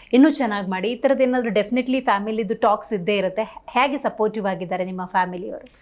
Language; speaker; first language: Kannada; native; Kannada